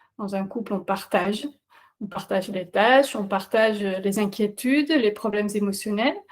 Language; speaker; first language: French; non-native, fluent; Dutch